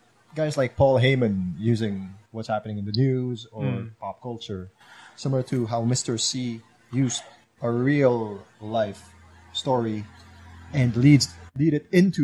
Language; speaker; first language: English; non-native, local second language; Filipino